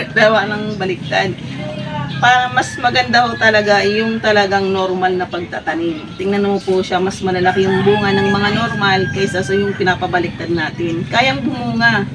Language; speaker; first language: Filipino; non-native, local second language; Bikol